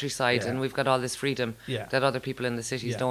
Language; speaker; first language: English; native; English